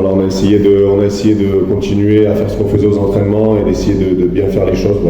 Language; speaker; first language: French; native; French